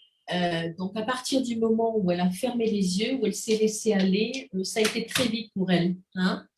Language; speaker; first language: French; native; French